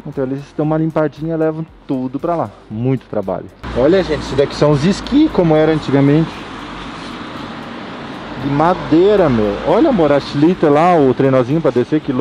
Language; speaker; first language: Portuguese; native; Portuguese